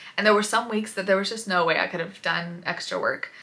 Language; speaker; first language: English; native; English